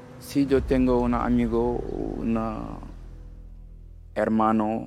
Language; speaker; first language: Spanish; non-native, learner; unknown